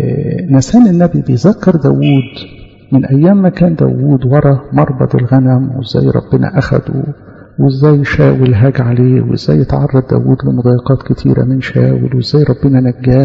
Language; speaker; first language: Arabic; native; Arabic